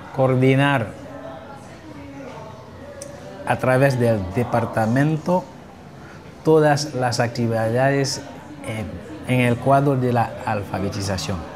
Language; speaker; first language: Spanish; non-native, fluent; Haitian Creole